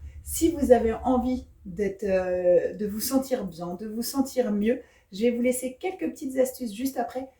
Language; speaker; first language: French; native; French